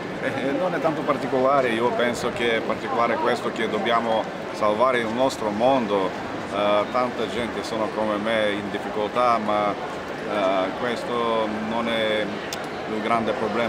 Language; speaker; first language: Italian; non-native, learner; Bulgarian